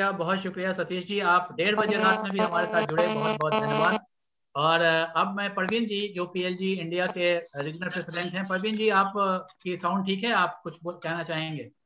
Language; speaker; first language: Hindi; native; Hindi